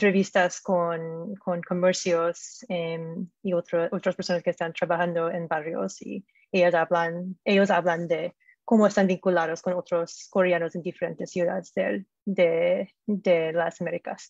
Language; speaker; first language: Spanish; non-native, fluent; English